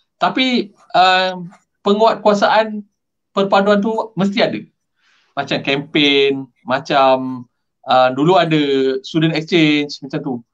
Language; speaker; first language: Malay; non-native, local second language; Tamil